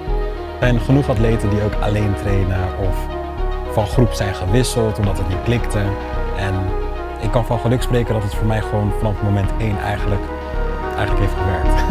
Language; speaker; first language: Dutch; native; Dutch